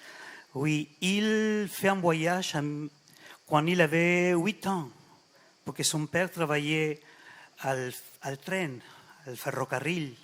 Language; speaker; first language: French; non-native, fluent; Spanish